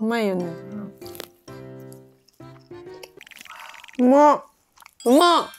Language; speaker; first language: Japanese; native; Japanese